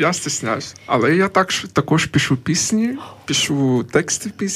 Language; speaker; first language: Ukrainian; non-native, local second language; Russian